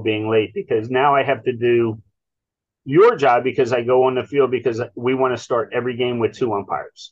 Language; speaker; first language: English; native; English